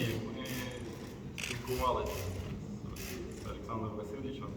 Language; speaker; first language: Ukrainian; non-native, local second language; Russian